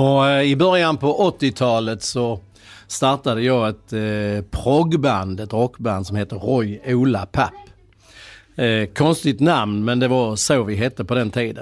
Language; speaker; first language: Swedish; native; Swedish